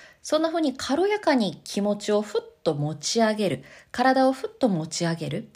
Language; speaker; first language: Japanese; native; Japanese